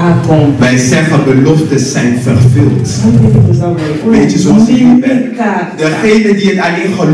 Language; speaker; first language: Dutch; non-native, fluent; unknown